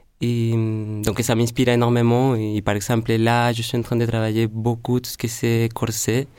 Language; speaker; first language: French; non-native, fluent; Spanish